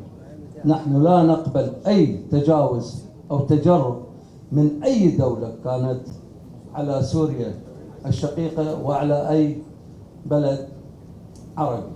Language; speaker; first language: Arabic; native; Arabic